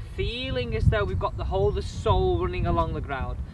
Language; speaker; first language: English; native; English